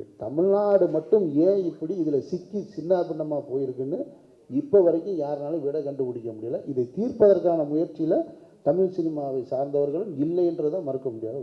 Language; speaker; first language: Tamil; native; Tamil